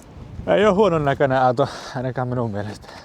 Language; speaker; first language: Finnish; native; Finnish